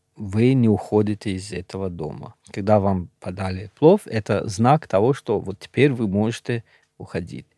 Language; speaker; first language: Russian; non-native, local second language; Shughni